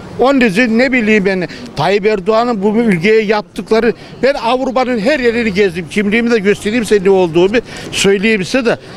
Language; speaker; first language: Turkish; native; Turkish